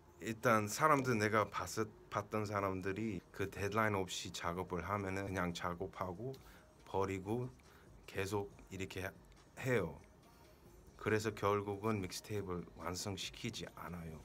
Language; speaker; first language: Korean; early bilingual, heritage; Korean